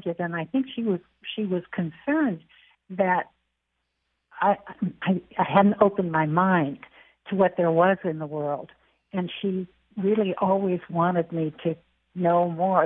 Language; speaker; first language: English; native; English